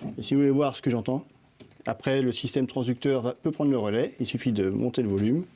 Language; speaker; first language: French; native; French